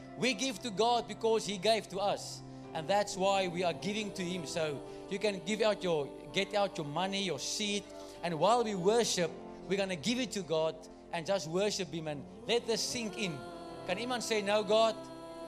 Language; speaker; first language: English; non-native, local second language; Afrikaans